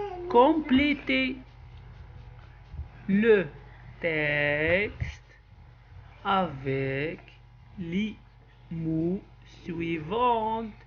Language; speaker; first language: French; non-native, local second language; Arabic